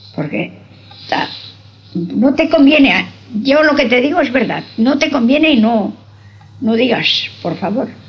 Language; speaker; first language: Spanish; non-native, local second language; Basque